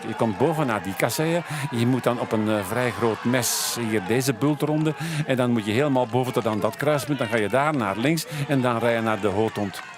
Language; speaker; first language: Dutch; native; Dutch